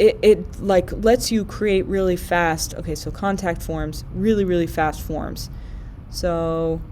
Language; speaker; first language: English; native; English